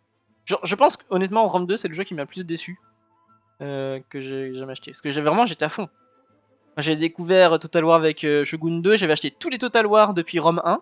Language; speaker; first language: French; native; French